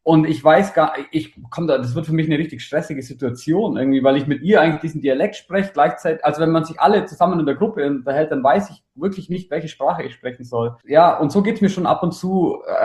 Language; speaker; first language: German; native; German